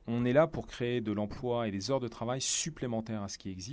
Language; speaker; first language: French; native; French